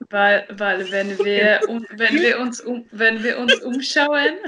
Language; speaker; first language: German; non-native, fluent; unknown